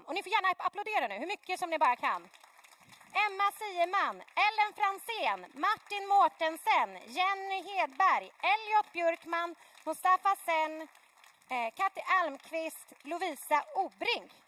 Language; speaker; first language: Swedish; native; Swedish